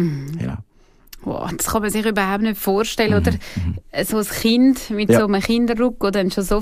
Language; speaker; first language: German; native; German